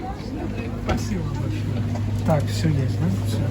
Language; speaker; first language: Russian; non-native, learner; English